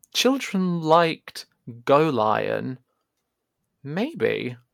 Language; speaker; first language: English; native; English